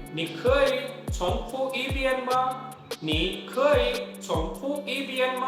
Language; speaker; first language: Chinese; non-native, learner; Urdu